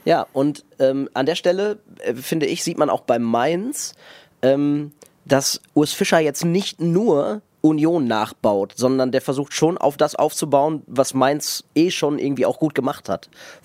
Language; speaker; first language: German; native; German